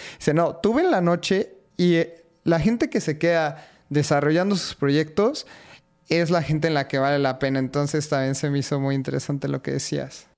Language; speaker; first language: Spanish; native; Spanish